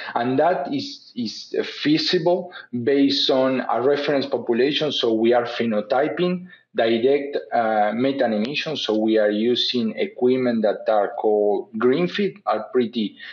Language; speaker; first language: English; non-native, fluent; Spanish